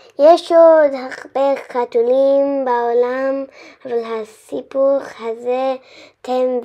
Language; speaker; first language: Hebrew; non-native, learner; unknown